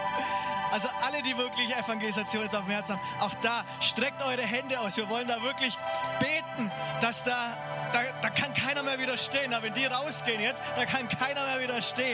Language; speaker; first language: German; native; German